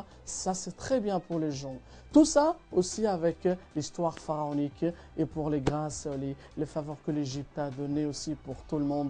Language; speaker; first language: French; non-native, fluent; Arabic